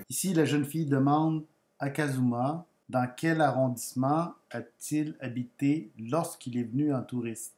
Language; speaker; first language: French; non-native, fluent; Spanish